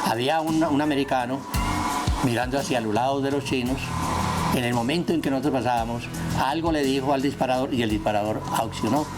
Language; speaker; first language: Spanish; native; Spanish